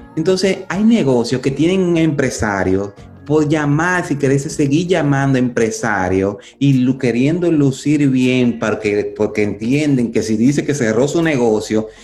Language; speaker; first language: Spanish; native; Spanish